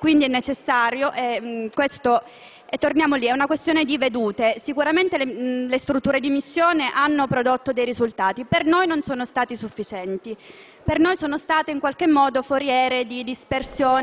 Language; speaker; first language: Italian; native; Italian